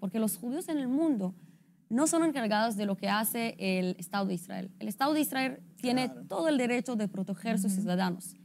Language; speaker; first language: Spanish; non-native, fluent; Hebrew